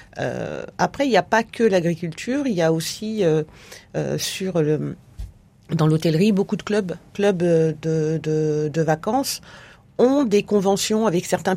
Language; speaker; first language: French; native; French